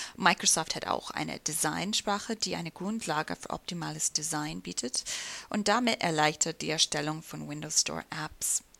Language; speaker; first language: German; non-native, fluent; English